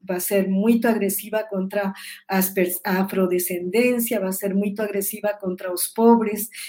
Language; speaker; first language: Spanish; native; Spanish